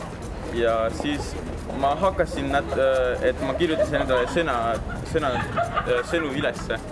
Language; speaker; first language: Estonian; non-native, learner; German